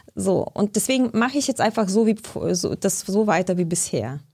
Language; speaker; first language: German; early bilingual, other home language; Lithuanian